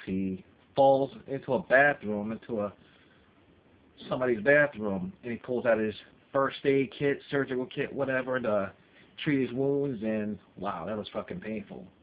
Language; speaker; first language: English; native; English